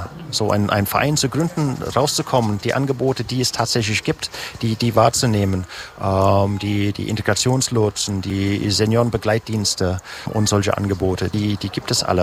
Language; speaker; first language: German; native; German